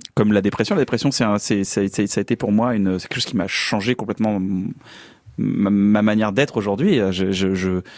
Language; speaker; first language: French; native; French